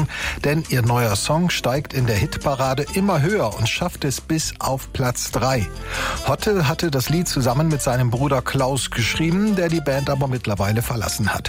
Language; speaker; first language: German; native; German